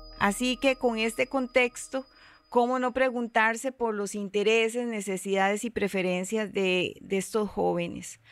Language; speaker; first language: Spanish; native; Spanish